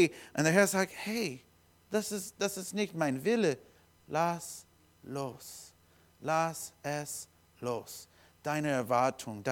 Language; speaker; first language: German; non-native, learner; English